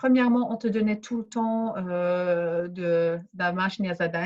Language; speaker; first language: French; early bilingual, other home language; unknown